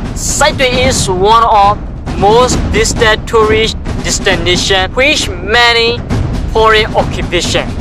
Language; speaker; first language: English; non-native, learner; Burmese